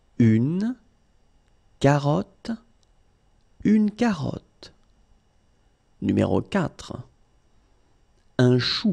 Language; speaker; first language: French; native; French